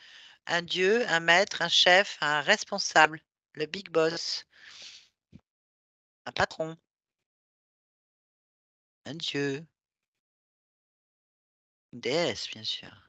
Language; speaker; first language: French; native; French